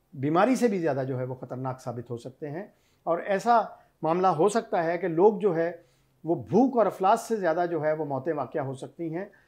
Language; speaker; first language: Urdu; non-native, local second language; Punjabi